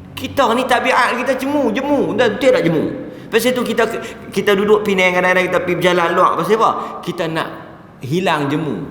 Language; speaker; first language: Malay; native; Malay